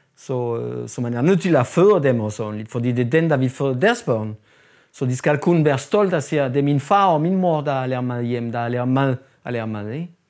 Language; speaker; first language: Danish; non-native, fluent; French